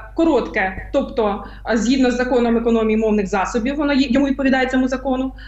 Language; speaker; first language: Ukrainian; native; Ukrainian